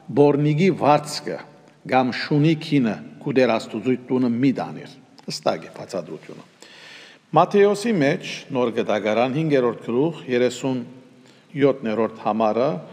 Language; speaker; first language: Armenian; early bilingual, heritage; Armenian